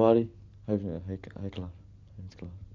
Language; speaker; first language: Dutch; non-native, learner; Arabic